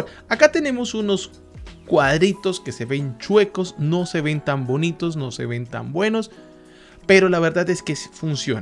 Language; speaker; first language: Spanish; native; Spanish